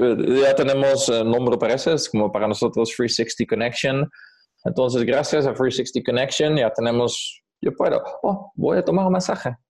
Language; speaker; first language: Spanish; non-native, fluent; Dutch